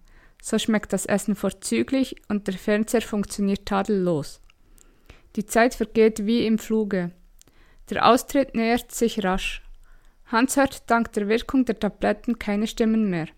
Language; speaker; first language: German; native; German